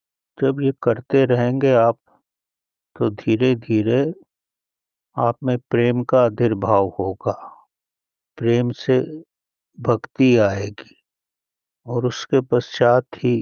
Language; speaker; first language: Hindi; native; Hindi